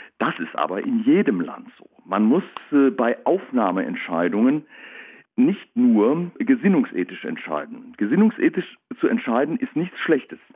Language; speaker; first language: German; native; German